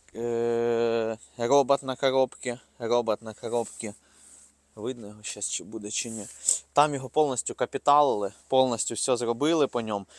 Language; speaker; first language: Ukrainian; non-native, local second language; Russian